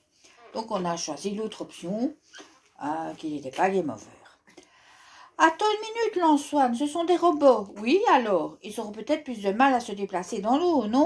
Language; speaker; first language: French; native; French